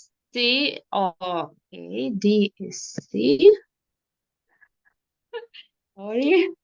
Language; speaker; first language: English; non-native, learner; Russian